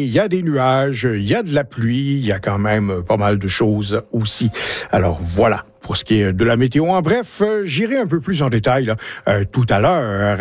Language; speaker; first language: French; native; French